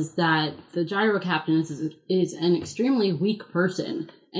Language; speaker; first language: English; native; English